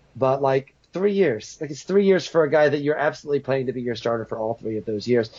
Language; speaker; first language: English; native; English